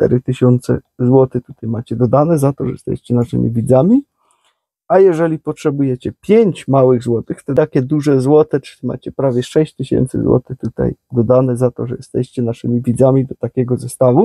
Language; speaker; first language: Polish; native; Polish